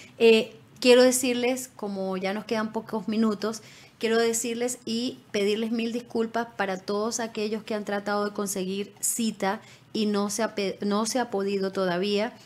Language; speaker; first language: Spanish; native; Spanish